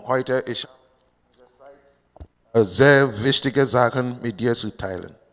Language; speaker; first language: German; non-native, learner; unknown